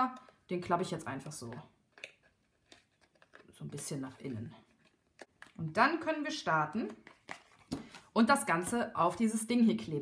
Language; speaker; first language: German; native; German